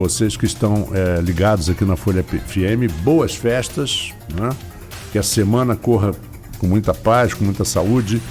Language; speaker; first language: Portuguese; native; Portuguese